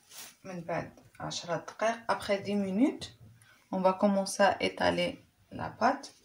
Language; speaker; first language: French; non-native, local second language; Arabic